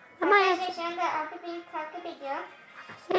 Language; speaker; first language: Turkish; early bilingual, heritage; Turkish